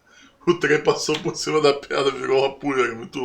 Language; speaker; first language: Portuguese; native; Portuguese